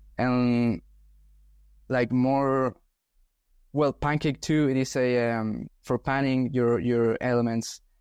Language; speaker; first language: English; non-native, fluent; Spanish